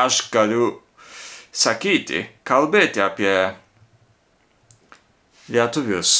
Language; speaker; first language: Lithuanian; non-native, learner; Japanese